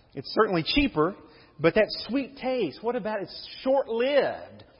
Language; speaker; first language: English; native; English